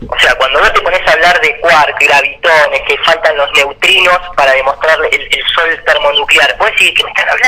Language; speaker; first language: Spanish; native; Spanish